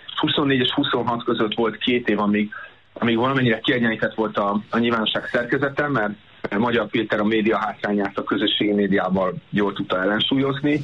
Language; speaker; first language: Hungarian; native; Hungarian